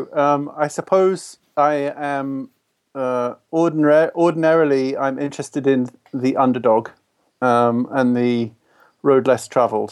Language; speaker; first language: English; native; English